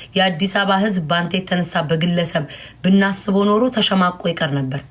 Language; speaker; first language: Amharic; native; Amharic